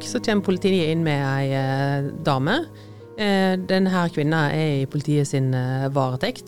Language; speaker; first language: Norwegian; native; Norwegian